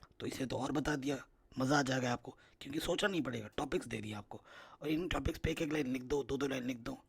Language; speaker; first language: Hindi; native; Hindi